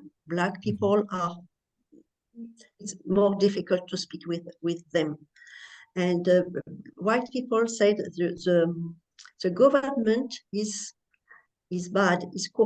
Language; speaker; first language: English; non-native, learner; French